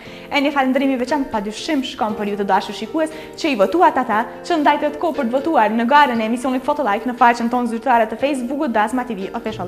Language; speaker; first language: Albanian; native; Albanian